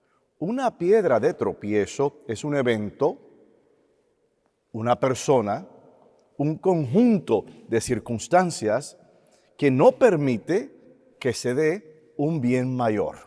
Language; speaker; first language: Spanish; native; Spanish